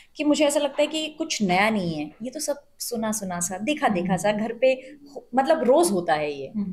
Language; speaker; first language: Hindi; native; Hindi